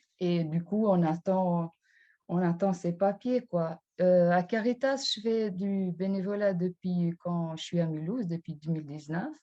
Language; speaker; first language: French; non-native, fluent; Albanian